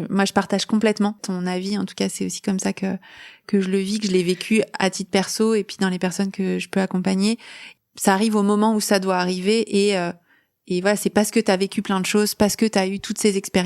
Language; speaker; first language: French; native; French